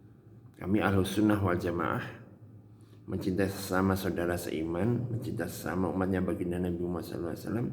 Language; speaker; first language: Indonesian; native; Indonesian